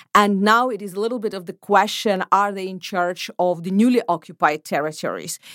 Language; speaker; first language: English; non-native, fluent; Ukrainian